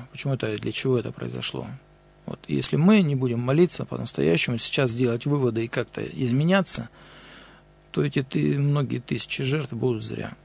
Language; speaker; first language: Russian; native; Russian